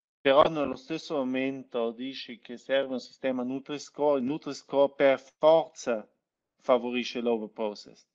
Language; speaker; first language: Italian; non-native, local second language; German